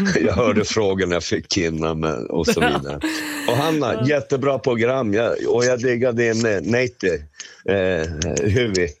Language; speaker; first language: Swedish; native; Swedish